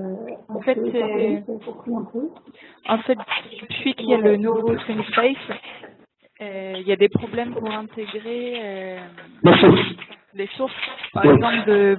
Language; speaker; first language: French; native; French